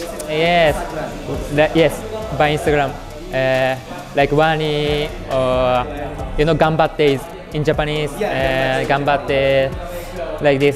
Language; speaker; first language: English; non-native, learner; Japanese